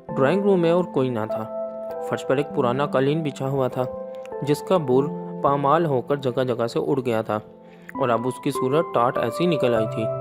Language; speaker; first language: Urdu; native; Urdu